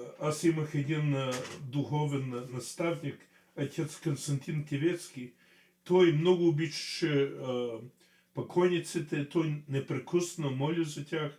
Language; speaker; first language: Bulgarian; non-native, fluent; English